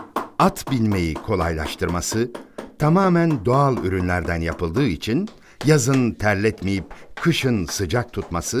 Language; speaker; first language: Turkish; native; Turkish